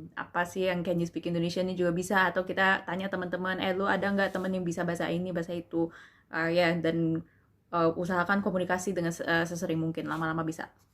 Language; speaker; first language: Indonesian; early bilingual, heritage; English